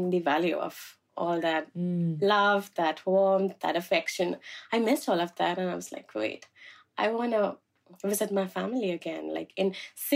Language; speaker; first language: English; non-native, local second language; Malayalam